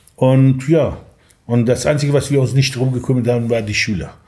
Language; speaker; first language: German; non-native, fluent; Persian